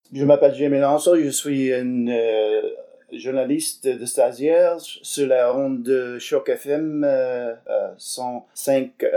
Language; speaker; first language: French; non-native, learner; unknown